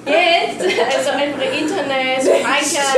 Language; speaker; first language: German; non-native, learner; Korean